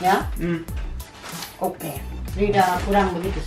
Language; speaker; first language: Indonesian; native; Indonesian